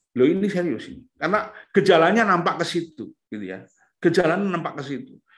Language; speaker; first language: Indonesian; native; Indonesian